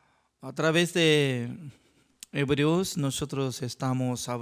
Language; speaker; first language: Spanish; non-native, learner; Korean